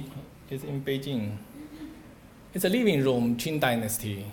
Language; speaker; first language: English; non-native, learner; Chinese